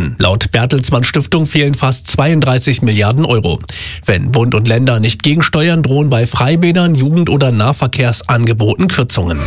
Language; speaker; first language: German; native; German